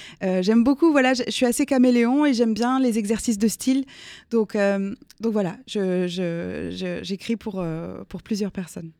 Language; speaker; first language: French; native; French